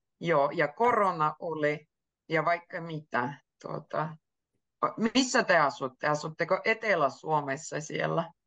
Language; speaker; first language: Finnish; native; Finnish